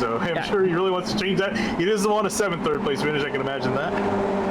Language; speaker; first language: English; native; English